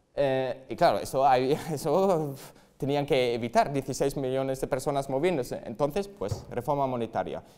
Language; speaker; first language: Spanish; non-native, fluent; German